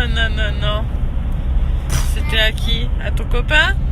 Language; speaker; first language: French; native; French